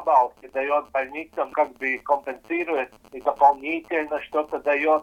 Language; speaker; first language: Russian; non-native, local second language; Latvian